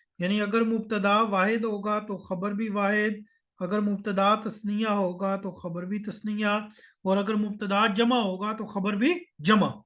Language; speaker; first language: Urdu; native; Urdu